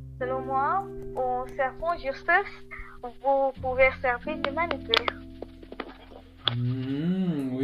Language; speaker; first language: French; non-native, learner; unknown